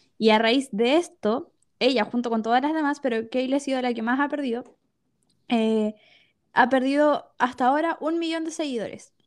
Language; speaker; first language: Spanish; native; Spanish